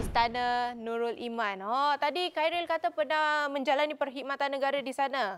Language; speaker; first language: Malay; native; Malay